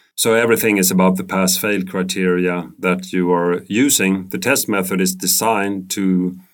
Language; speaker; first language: English; non-native, fluent; Swedish